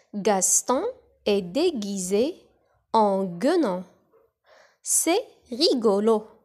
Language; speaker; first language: French; non-native, local second language; Arabic